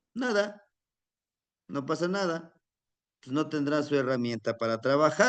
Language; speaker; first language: Spanish; native; Spanish